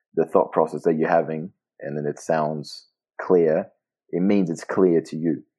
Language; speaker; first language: English; non-native, fluent; Portuguese